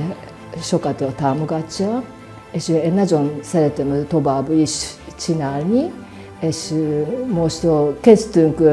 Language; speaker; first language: Hungarian; non-native, learner; Japanese